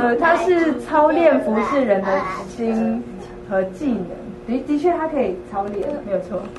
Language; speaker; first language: Chinese; native; Chinese